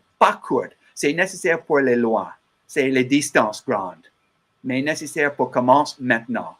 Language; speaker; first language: French; non-native, learner; English